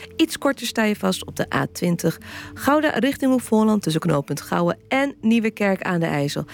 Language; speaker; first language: Dutch; native; Dutch